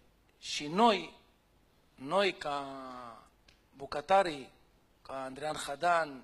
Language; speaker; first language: Romanian; non-native, fluent; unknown